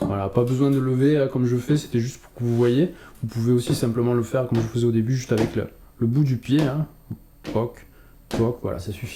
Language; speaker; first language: French; native; French